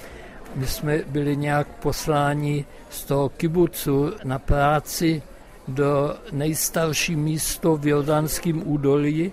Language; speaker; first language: Czech; non-native, local second language; German